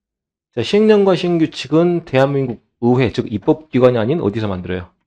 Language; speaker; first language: Korean; native; Korean